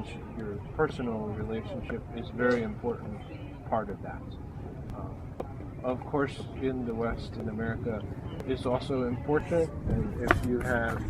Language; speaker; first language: English; non-native, fluent; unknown